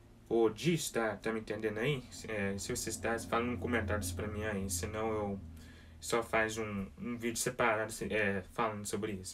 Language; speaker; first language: Portuguese; early bilingual, heritage; Portuguese